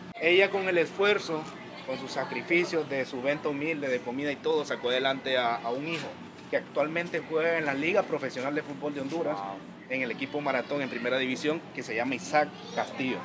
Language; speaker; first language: Spanish; native; Spanish